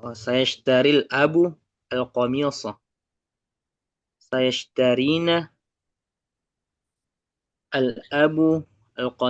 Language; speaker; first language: Arabic; non-native, learner; Indonesian